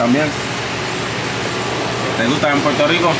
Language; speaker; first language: Spanish; non-native, learner; English